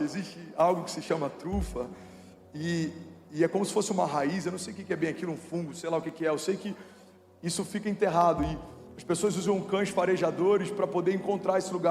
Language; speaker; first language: Portuguese; native; Portuguese